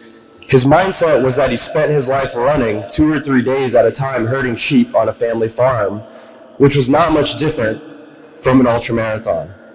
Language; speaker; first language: English; native; English